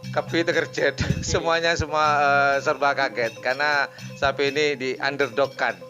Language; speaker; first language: Indonesian; non-native, local second language; Madurese